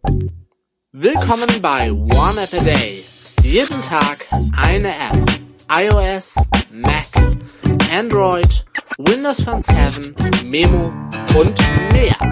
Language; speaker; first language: German; native; German